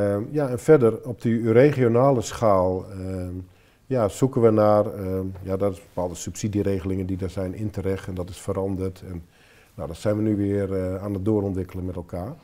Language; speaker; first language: Dutch; native; Dutch